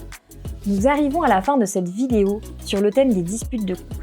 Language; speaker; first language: French; native; French